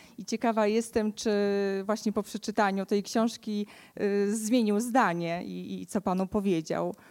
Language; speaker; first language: Polish; native; Polish